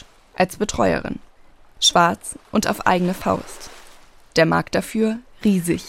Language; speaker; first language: German; native; German